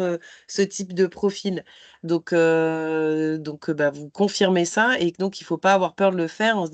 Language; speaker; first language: French; native; French